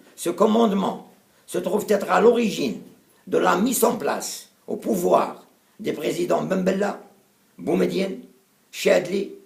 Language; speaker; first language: French; non-native, local second language; Arabic